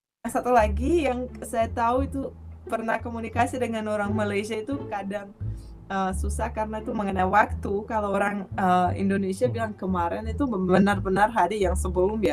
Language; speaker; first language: Indonesian; non-native, fluent; Russian